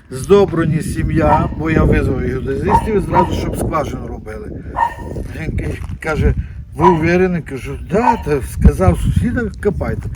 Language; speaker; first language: Ukrainian; native; Ukrainian